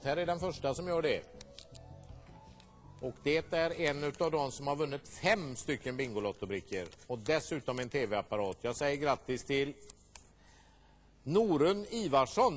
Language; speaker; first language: Swedish; native; Swedish